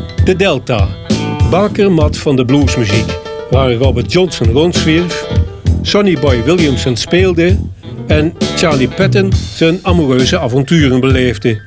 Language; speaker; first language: Dutch; native; Dutch